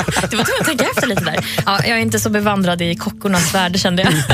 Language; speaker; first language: Swedish; native; Swedish